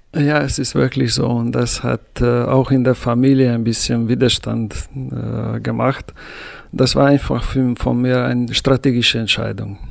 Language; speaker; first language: German; non-native, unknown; Hungarian